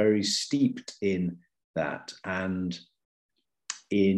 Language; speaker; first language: English; native; English